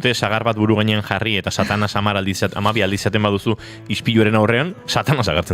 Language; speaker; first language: Basque; native; Basque